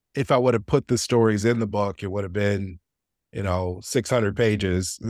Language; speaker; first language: English; native; English